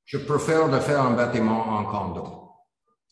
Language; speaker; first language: French; non-native, learner; English